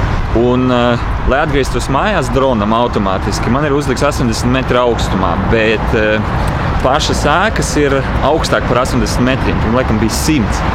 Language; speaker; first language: Latvian; native; Latvian